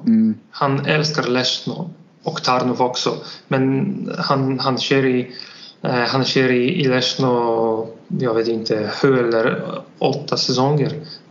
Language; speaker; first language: Swedish; non-native, learner; Polish